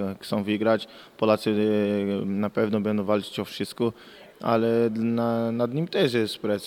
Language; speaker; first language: Polish; non-native, fluent; Portuguese